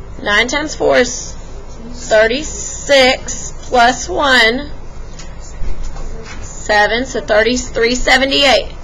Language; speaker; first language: English; native; English